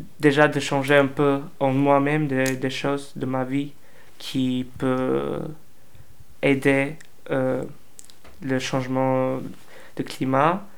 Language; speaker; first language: French; non-native, fluent; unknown